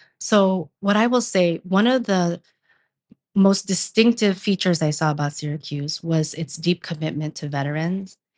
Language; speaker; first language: English; early bilingual, other home language; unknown